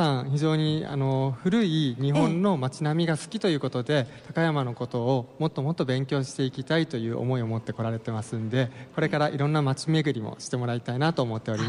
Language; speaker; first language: Japanese; native; Japanese